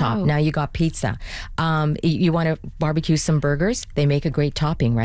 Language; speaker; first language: English; native; English